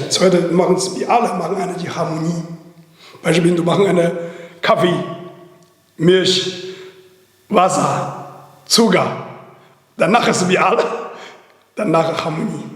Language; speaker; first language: German; non-native, learner; Chinese